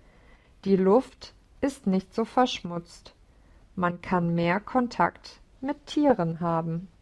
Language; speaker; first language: German; non-native, learner; English